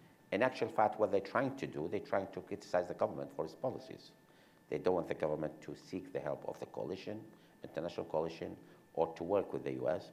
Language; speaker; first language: English; non-native, fluent; Arabic